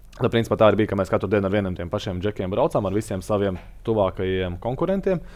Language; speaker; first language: Latvian; native; Latvian